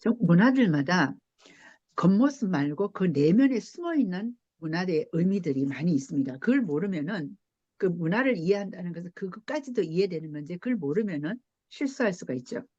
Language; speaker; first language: Korean; native; Korean